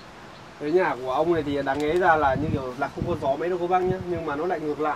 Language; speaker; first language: Vietnamese; native; Vietnamese